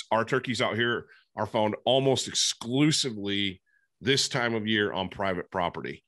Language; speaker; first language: English; native; English